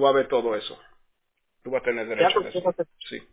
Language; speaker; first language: Spanish; early bilingual, heritage; Spanish